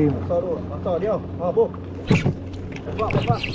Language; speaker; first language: Malay; native; Malay